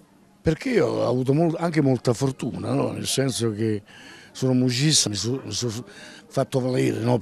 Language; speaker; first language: Italian; native; Italian